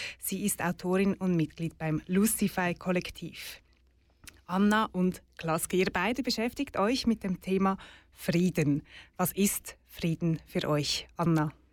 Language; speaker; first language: German; native; German